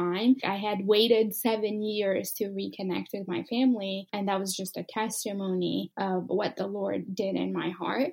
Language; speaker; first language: English; early bilingual, other home language; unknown